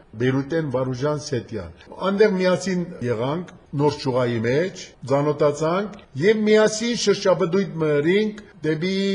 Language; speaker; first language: Armenian; early bilingual, heritage; Armenian